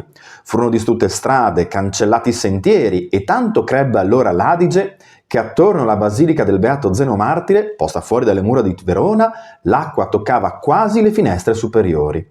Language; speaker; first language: Italian; native; Italian